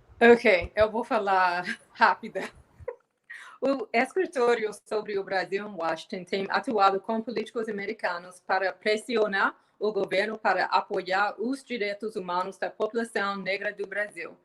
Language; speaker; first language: Portuguese; non-native, fluent; English